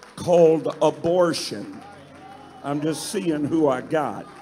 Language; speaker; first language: English; native; English